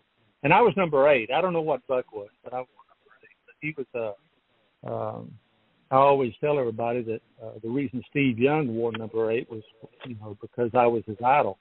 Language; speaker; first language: English; native; English